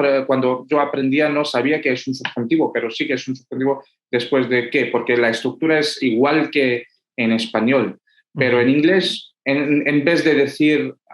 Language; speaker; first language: Spanish; non-native, fluent; Hindi